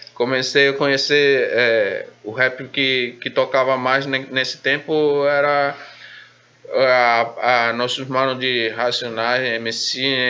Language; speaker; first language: Portuguese; non-native, fluent; Spanish